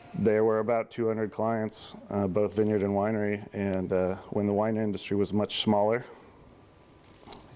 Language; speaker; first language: English; native; English